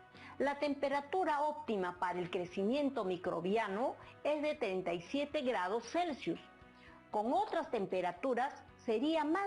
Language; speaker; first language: Spanish; native; Spanish